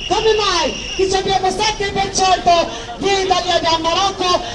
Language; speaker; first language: Italian; non-native, local second language; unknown